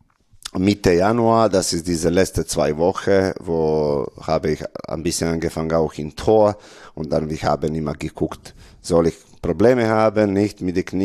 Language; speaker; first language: German; non-native, learner; Serbian